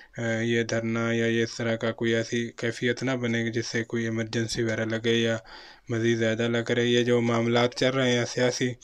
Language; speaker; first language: Urdu; non-native, local second language; Punjabi